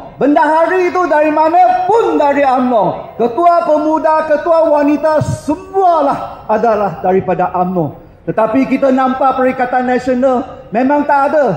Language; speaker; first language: Malay; non-native, local second language; Chinese